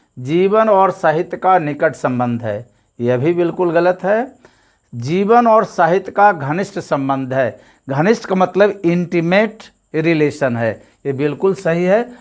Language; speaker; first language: Hindi; native; Hindi